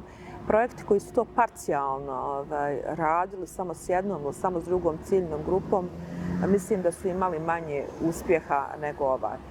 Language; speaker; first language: Bosnian; native; Bosnian